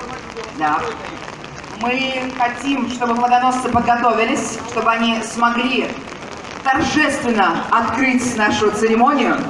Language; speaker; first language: Russian; native; Russian